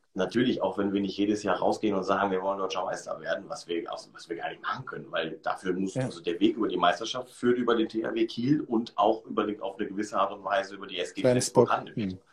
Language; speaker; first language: German; native; German